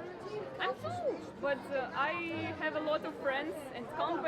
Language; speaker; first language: English; non-native, learner; Ukrainian